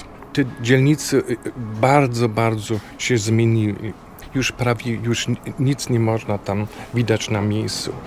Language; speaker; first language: Polish; non-native, fluent; German